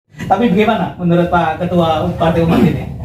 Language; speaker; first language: Indonesian; native; Indonesian